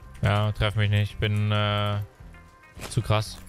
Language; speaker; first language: German; native; German